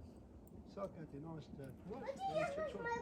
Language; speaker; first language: Russian; non-native, learner; Arabic